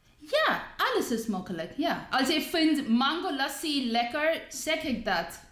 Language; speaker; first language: Dutch; non-native, learner; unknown